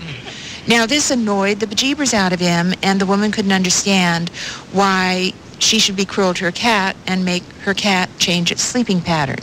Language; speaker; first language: English; native; English